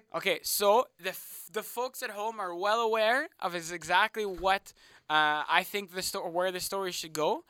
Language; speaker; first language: English; native; English